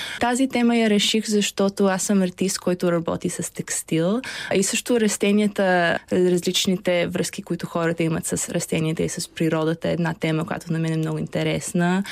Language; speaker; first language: Bulgarian; early bilingual, heritage; Bulgarian